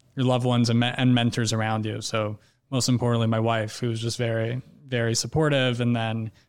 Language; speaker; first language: English; native; English